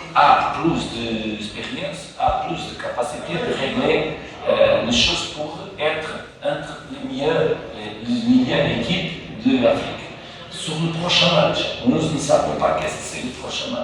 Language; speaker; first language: French; non-native, fluent; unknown